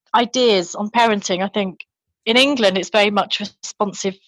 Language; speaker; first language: English; native; English